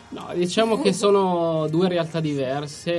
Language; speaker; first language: Italian; non-native, fluent; Arabic